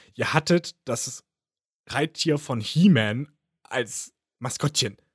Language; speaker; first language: German; native; German